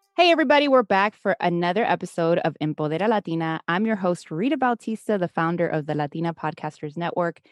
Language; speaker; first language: English; native; English